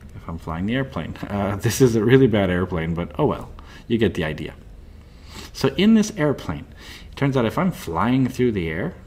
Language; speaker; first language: English; native; English